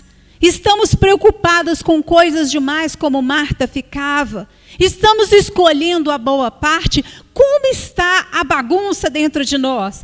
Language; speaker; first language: Portuguese; native; Portuguese